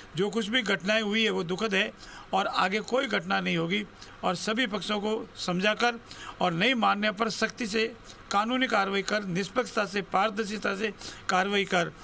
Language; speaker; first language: Hindi; native; Hindi